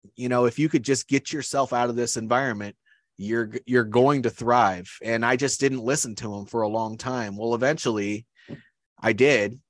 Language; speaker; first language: English; native; English